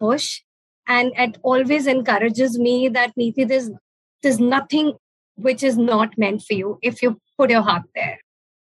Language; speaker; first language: English; non-native, local second language; Punjabi